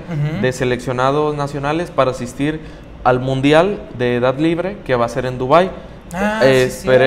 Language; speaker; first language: Spanish; native; Spanish